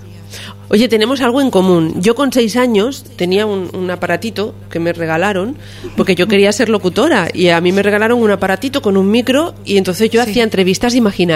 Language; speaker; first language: Spanish; native; Spanish